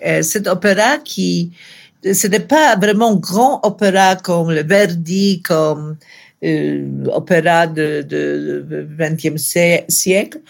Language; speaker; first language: French; non-native, learner; Polish